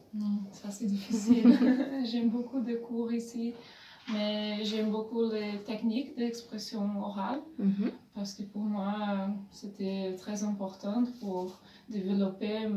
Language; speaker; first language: French; non-native, fluent; Portuguese